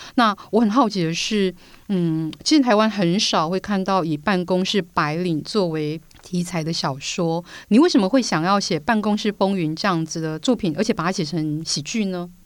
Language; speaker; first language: Chinese; native; Chinese